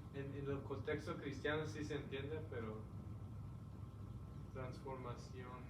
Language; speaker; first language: Spanish; early bilingual, heritage; Spanish